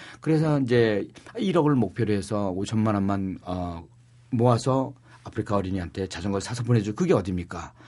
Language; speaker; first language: Korean; native; Korean